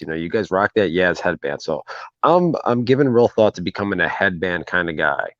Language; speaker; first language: English; native; English